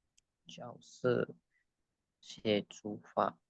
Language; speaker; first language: Chinese; non-native, learner; Indonesian